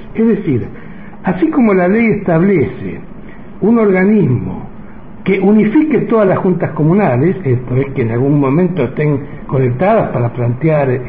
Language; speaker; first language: Spanish; native; Spanish